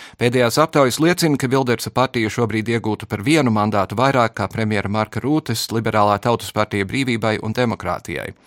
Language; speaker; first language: Latvian; early bilingual, heritage; Latvian